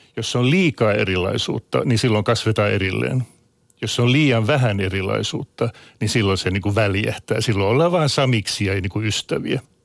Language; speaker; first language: Finnish; non-native, local second language; Swedish